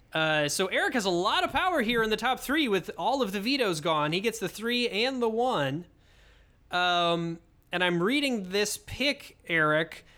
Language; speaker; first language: English; native; English